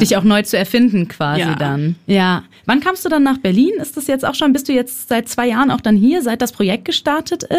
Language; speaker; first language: German; native; German